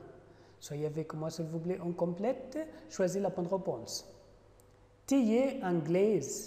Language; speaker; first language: French; non-native, fluent; Arabic